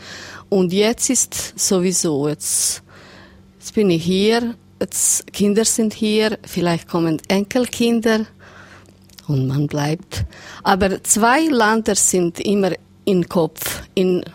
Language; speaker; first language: German; non-native, learner; Serbian